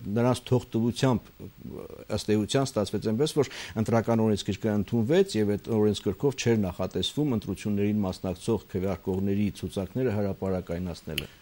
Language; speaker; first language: Armenian; native; Armenian